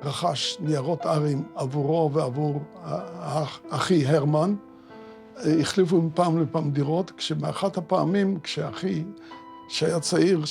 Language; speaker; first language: Hebrew; early bilingual, other home language; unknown